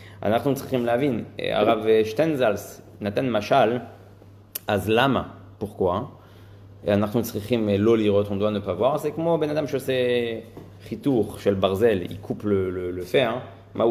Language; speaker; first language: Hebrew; non-native, fluent; French